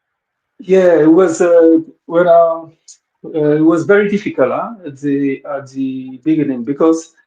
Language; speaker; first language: English; non-native, fluent; Wolof